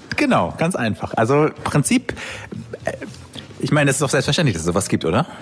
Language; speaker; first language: German; native; German